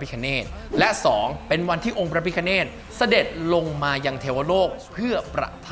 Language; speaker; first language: Thai; native; Thai